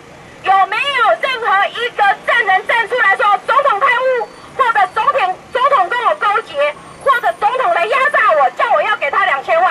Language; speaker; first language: Chinese; non-native, local second language; Min Nan Chinese